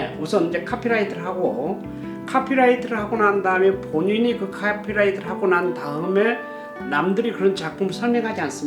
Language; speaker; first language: Korean; native; Korean